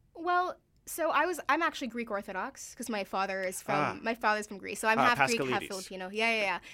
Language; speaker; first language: English; early bilingual, other home language; Filipino